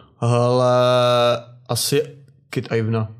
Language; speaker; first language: Czech; native; Czech